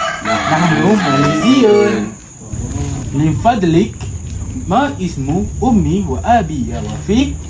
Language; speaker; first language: Arabic; non-native, learner; Malay